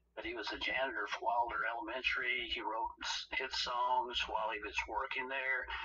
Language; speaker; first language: English; native; English